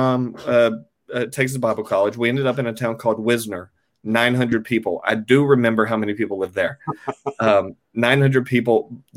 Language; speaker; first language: English; native; English